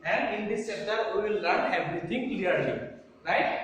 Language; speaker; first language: English; non-native, local second language; Assamese